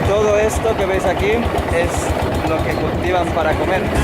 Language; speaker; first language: Spanish; native; Spanish